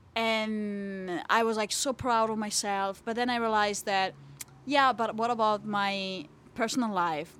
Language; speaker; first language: English; non-native, fluent; Italian